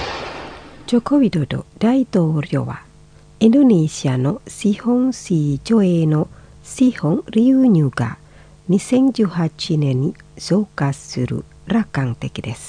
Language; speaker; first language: Japanese; non-native, fluent; Indonesian